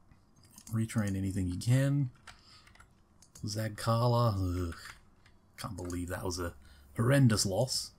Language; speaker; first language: English; native; English